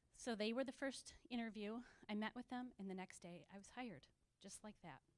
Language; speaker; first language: English; native; English